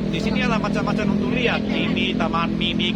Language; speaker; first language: Indonesian; non-native, fluent; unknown